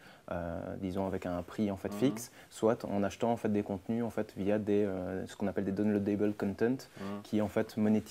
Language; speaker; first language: French; native; French